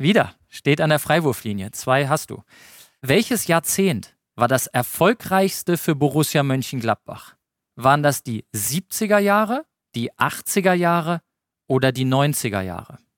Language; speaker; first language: German; native; German